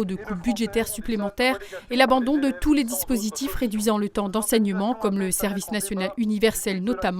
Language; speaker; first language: French; native; French